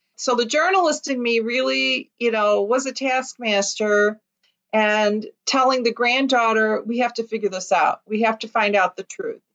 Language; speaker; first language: English; early bilingual, other home language; Lithuanian